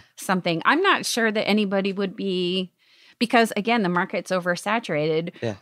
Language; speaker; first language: English; native; English